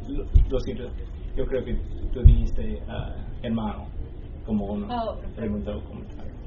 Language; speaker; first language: Spanish; non-native, learner; English